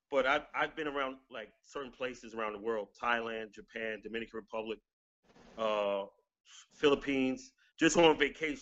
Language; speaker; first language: English; native; English